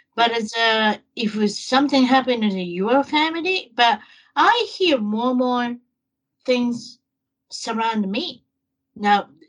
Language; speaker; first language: English; non-native, learner; Japanese